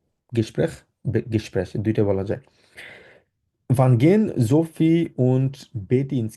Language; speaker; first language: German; non-native, fluent; Bangla